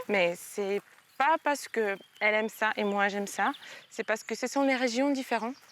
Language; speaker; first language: French; non-native, fluent; Ukrainian